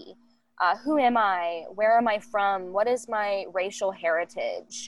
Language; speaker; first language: English; native; English